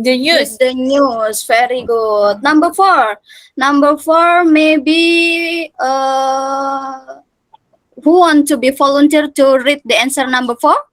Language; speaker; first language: English; non-native, fluent; Indonesian